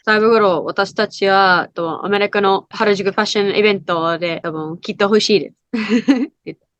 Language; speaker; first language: Japanese; non-native, learner; English